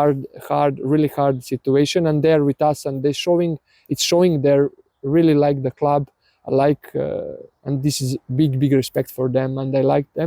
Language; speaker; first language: English; non-native, learner; Serbian